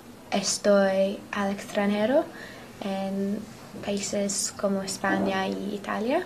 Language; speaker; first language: Spanish; non-native, learner; English